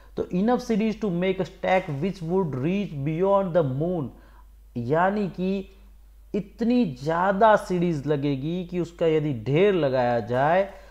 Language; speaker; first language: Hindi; non-native, local second language; Gujarati